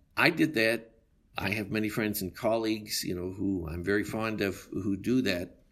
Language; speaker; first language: English; native; English